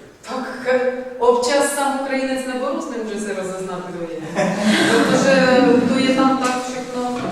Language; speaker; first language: Czech; non-native, fluent; Russian